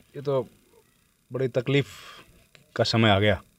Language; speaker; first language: Hindi; native; Hindi